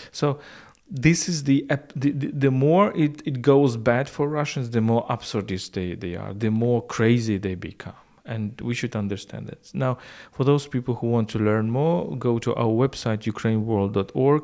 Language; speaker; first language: English; non-native, fluent; Ukrainian